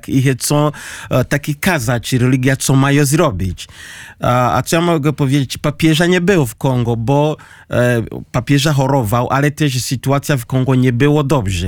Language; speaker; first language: Polish; non-native, learner; Kinyarwanda